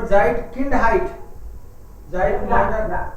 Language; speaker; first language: German; non-native, fluent; Hindi